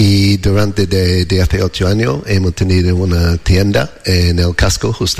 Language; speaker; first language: Spanish; non-native, learner; English